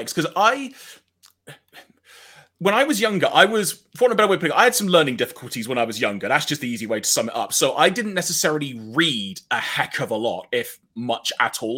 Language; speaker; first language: English; native; English